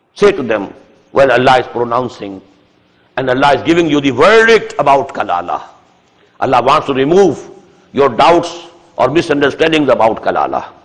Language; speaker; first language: English; non-native, local second language; Urdu